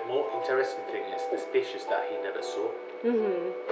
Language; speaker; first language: English; non-native, fluent; Spanish